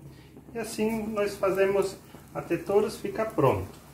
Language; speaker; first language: Portuguese; non-native, fluent; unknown